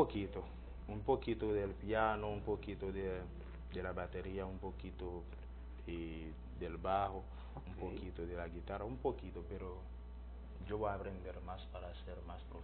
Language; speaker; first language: Spanish; non-native, learner; Haitian Creole